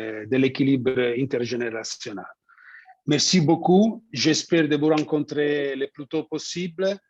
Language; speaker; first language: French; non-native, fluent; Italian